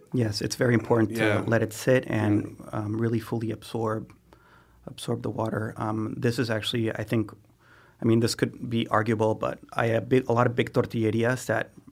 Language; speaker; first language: English; non-native, fluent; Spanish